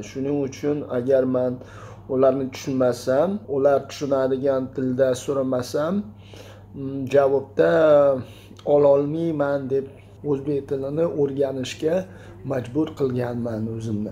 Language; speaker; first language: Uzbek; non-native, local second language; Russian